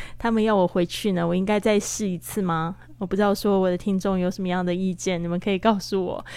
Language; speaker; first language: Chinese; native; Chinese